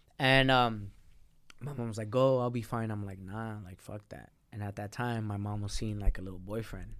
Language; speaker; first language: English; early bilingual, other home language; Spanish